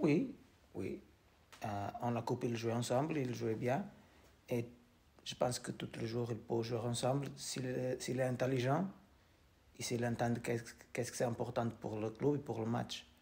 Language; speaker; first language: French; non-native, learner; Portuguese